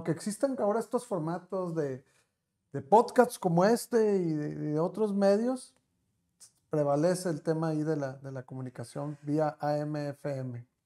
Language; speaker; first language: Spanish; native; Spanish